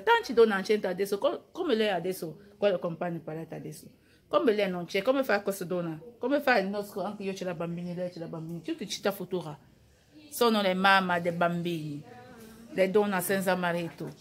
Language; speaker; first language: Italian; non-native, learner; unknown